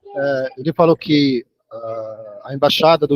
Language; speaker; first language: Portuguese; non-native, fluent; Arabic